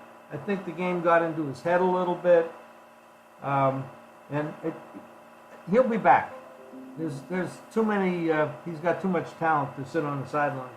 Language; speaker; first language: English; native; English